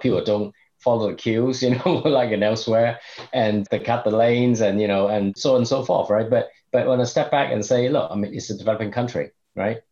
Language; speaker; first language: English; non-native, local second language; Cantonese